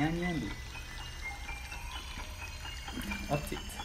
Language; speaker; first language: Spanish; non-native, learner; English